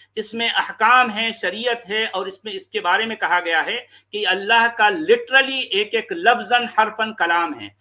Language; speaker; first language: Urdu; native; Urdu